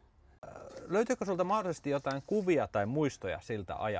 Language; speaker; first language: Finnish; native; Finnish